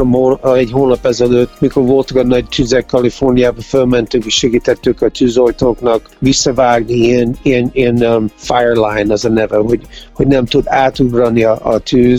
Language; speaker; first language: Hungarian; early bilingual, heritage; Hungarian